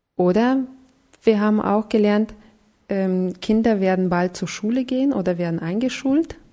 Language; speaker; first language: German; non-native, fluent; Russian